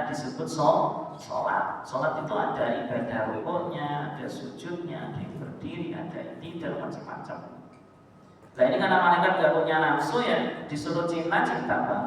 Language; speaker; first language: Indonesian; native; Indonesian